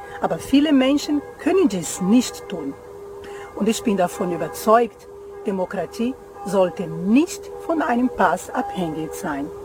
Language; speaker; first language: German; non-native, fluent; Portuguese